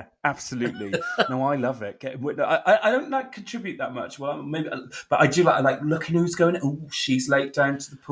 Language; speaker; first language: English; native; English